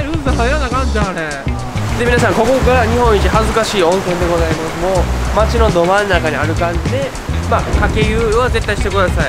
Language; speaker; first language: Japanese; native; Japanese